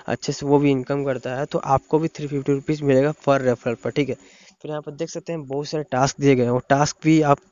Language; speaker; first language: Hindi; non-native, local second language; Odia